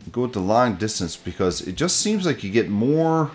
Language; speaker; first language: English; native; English